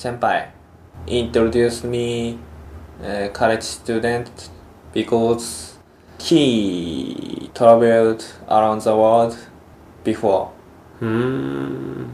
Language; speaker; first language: English; non-native, learner; Japanese